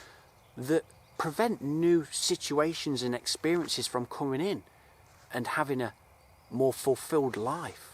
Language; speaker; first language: English; native; English